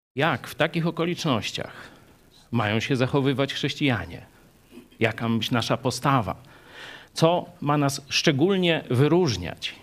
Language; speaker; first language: Polish; native; Polish